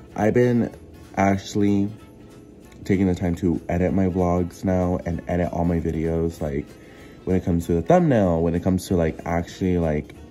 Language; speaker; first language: English; early bilingual, other home language; Spanish